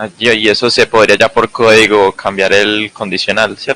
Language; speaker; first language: Spanish; native; Spanish